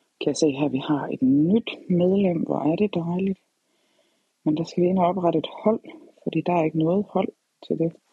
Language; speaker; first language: Danish; native; Danish